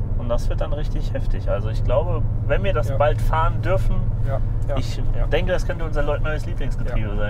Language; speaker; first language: German; native; German